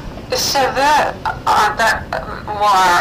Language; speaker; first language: French; non-native, learner; Finnish